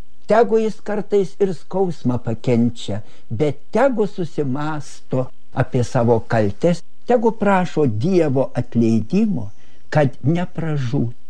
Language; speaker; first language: Lithuanian; native; Lithuanian